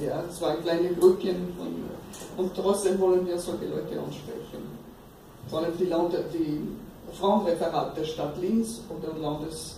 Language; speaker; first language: German; non-native, fluent; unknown